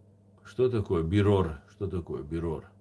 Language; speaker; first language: Russian; non-native, local second language; Chechen